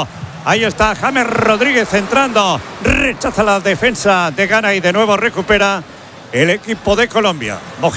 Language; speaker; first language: Spanish; native; Spanish